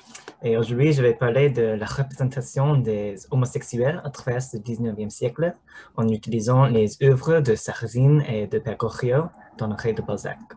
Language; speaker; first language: French; non-native, learner; English